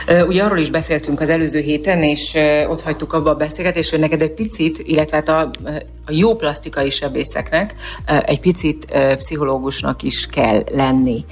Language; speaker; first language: Hungarian; native; Hungarian